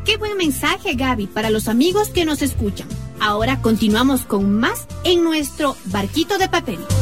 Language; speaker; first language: Spanish; native; Spanish